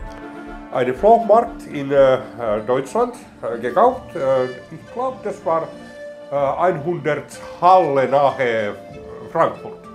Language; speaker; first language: German; non-native, learner; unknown